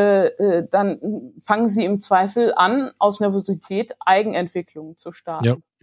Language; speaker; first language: German; native; German